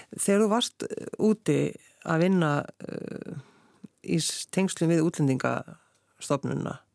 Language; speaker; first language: Icelandic; native; Icelandic